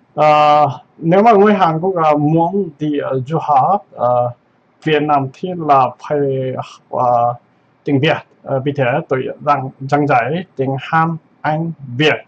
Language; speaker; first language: Vietnamese; non-native, learner; Korean